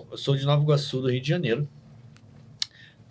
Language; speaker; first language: Portuguese; native; Portuguese